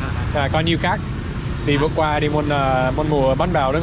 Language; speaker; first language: Vietnamese; non-native, learner; English